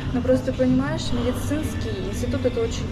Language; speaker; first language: Russian; native; Russian